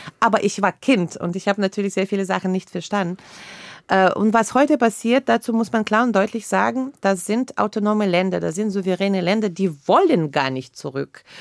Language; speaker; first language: German; non-native, fluent; Russian